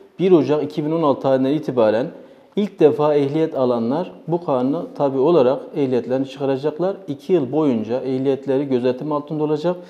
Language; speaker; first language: Turkish; early bilingual, heritage; Turkish